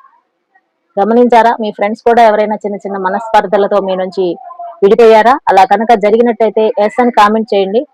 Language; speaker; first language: Telugu; native; Telugu